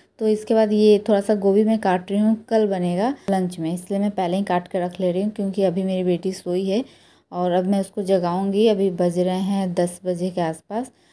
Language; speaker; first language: Hindi; native; Hindi